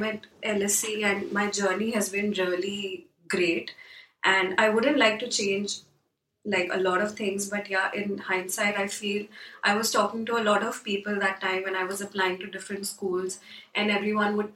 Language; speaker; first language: English; non-native, local second language; Hindi